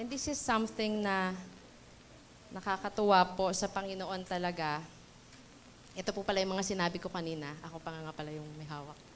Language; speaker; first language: Filipino; native; Filipino